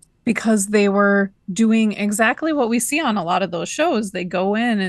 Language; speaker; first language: English; native; English